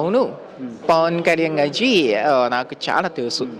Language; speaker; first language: Telugu; non-native, learner; Japanese